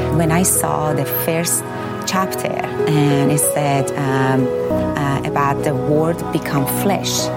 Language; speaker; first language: English; non-native, fluent; Persian